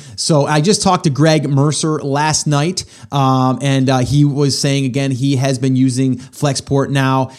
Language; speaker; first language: English; native; English